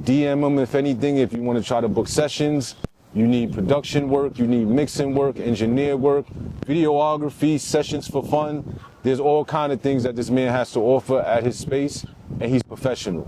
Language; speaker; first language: English; native; English